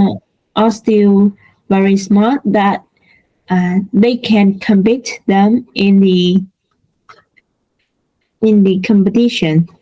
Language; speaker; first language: English; non-native, learner; Vietnamese